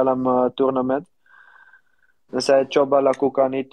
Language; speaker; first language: Indonesian; non-native, learner; Dutch